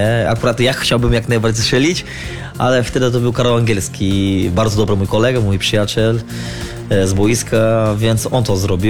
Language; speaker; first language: Polish; non-native, learner; Portuguese